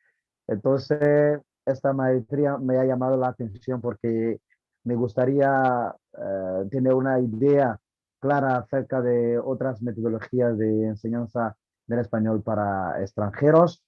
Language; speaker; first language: Spanish; non-native, fluent; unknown